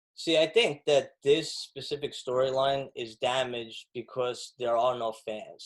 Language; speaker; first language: English; native; English